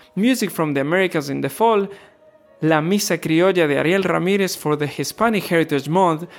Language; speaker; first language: English; non-native, fluent; Spanish